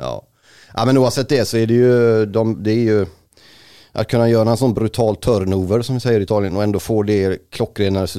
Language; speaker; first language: Swedish; native; Swedish